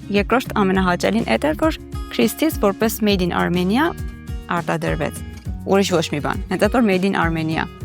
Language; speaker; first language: Armenian; early bilingual, heritage; Armenian